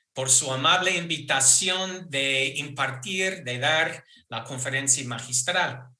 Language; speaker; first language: Spanish; non-native, fluent; English